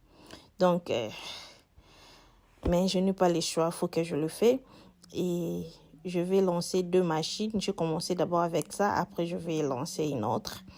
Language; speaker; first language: French; non-native, local second language; Lingala